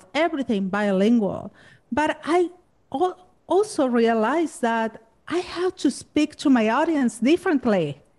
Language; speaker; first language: English; non-native, fluent; Spanish